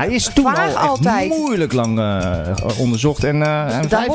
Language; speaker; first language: Dutch; native; Dutch